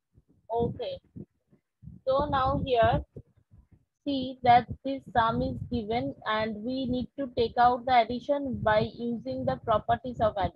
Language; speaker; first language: English; non-native, local second language; Bangla